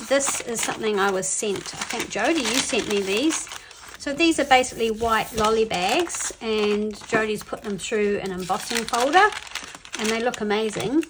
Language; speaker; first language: English; native; English